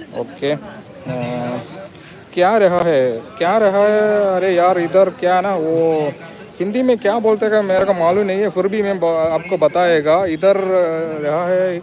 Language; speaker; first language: Hindi; non-native, local second language; Malayalam